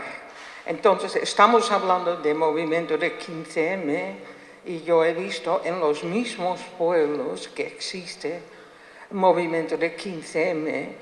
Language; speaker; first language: Spanish; non-native, fluent; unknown